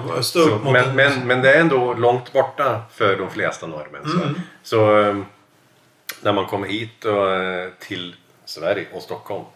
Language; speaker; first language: Swedish; non-native, fluent; Norwegian